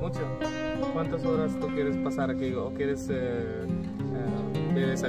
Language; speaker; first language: Spanish; non-native, learner; Hindi